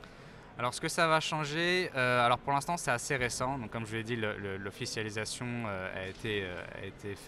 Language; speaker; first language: French; native; French